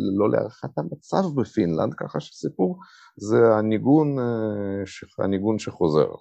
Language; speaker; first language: Hebrew; non-native, fluent; Russian